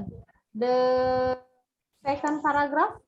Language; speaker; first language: English; non-native, fluent; Indonesian